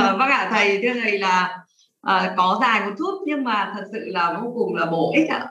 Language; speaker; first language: Vietnamese; native; Vietnamese